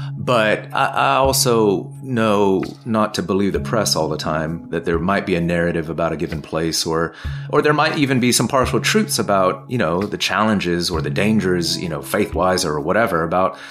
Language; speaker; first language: English; native; English